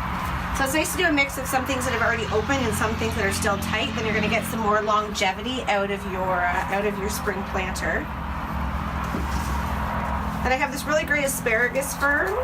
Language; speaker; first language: English; native; English